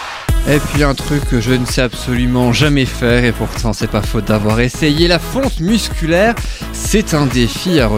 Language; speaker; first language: French; native; French